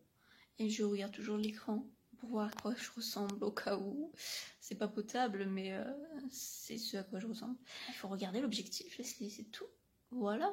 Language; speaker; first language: French; native; French